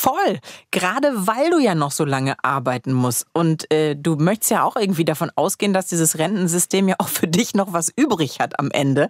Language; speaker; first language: German; native; German